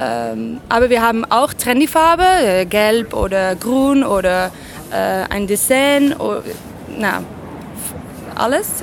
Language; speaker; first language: German; non-native, learner; Dutch